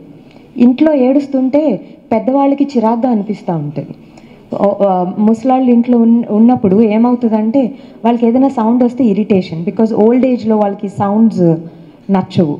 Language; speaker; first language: Telugu; native; Telugu